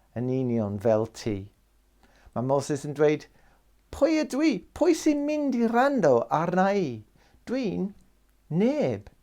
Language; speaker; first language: Welsh; non-native, local second language; English